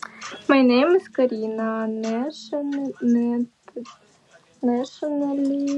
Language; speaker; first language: English; non-native, learner; Russian